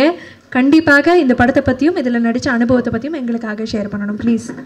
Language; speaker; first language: Tamil; native; Tamil